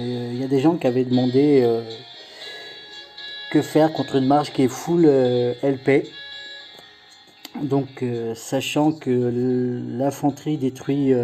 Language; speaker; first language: French; native; French